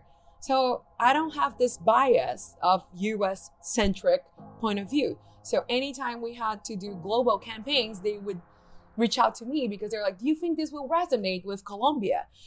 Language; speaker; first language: English; non-native, fluent; Portuguese